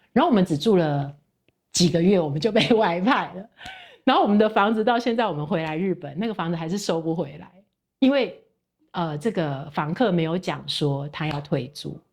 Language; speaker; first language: Chinese; native; Chinese